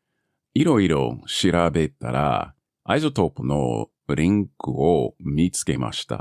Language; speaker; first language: Japanese; non-native, learner; English